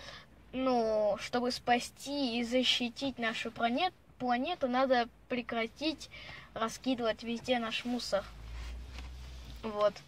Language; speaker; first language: Russian; early bilingual, heritage; Russian